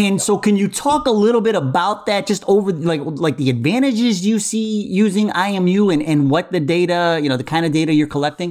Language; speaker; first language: English; native; English